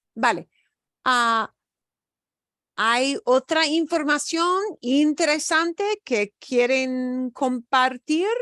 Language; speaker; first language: Spanish; non-native, fluent; English